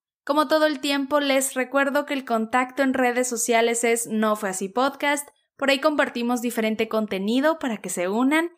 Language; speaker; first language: Spanish; native; Spanish